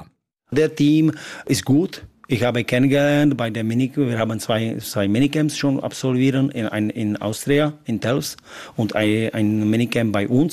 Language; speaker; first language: German; non-native, learner; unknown